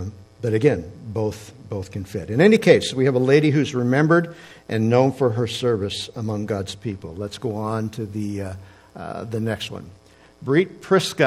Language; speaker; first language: English; native; English